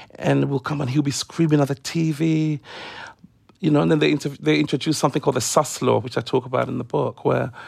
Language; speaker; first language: English; non-native, local second language; Akan